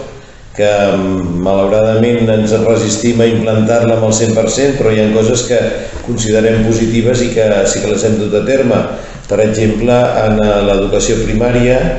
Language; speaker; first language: Catalan; native; Catalan